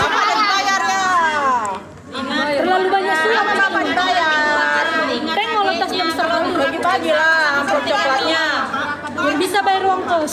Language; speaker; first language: Indonesian; native; Indonesian